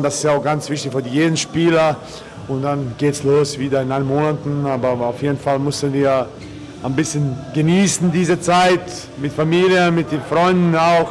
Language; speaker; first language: German; non-native, fluent; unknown